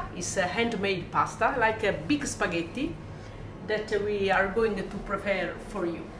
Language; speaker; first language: English; non-native, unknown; Italian